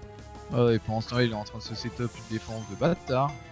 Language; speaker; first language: French; native; French